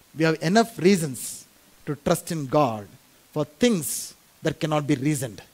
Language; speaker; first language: English; non-native, local second language; Kannada